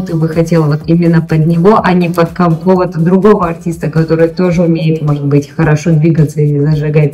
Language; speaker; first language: Russian; native; Russian